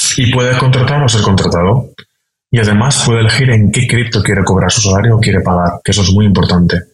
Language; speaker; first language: Spanish; native; Spanish